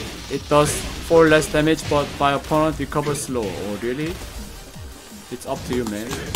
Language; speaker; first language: English; non-native, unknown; Korean